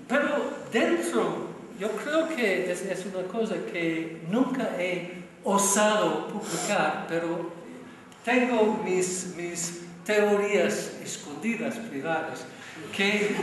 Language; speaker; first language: Spanish; non-native, fluent; English